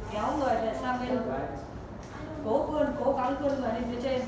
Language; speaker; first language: Vietnamese; native; Vietnamese